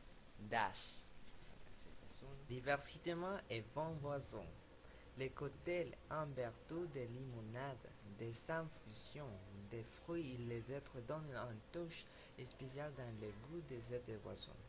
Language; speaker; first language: French; non-native, learner; Spanish